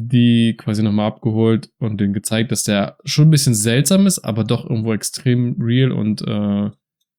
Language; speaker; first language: German; native; German